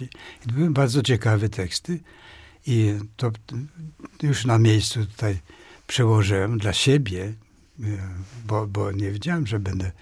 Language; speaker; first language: Polish; non-native, fluent; Swedish